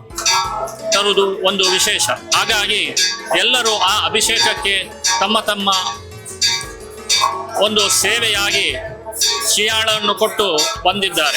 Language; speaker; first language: Kannada; non-native, local second language; Konkani